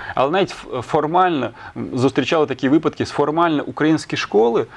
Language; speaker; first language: Ukrainian; non-native, local second language; Russian